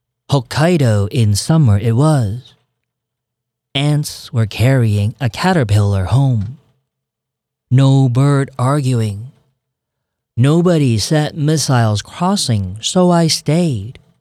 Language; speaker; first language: English; non-native, local second language; Cantonese